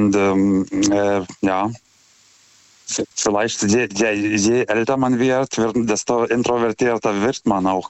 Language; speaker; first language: German; non-native, fluent; Lithuanian